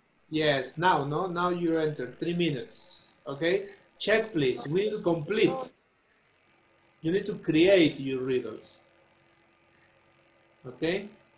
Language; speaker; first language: English; non-native, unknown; Spanish